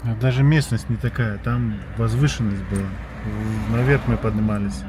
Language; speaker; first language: Russian; native; Russian